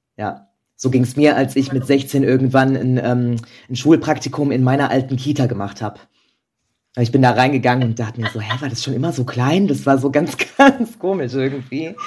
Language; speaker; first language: German; native; German